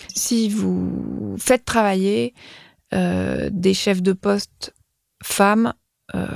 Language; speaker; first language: French; native; French